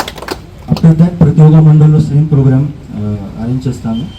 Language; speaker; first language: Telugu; non-native, learner; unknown